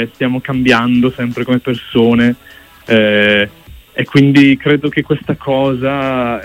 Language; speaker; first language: Italian; early bilingual, other home language; English